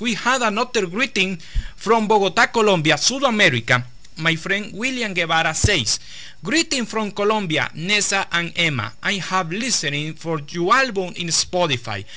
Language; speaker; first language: English; non-native, learner; Spanish